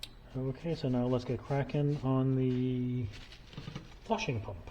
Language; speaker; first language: English; native; English